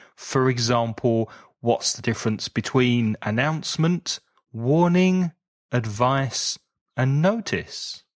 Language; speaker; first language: English; native; English